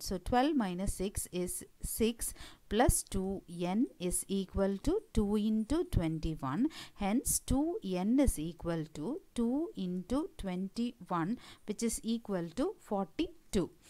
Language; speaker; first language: English; non-native, local second language; Malayalam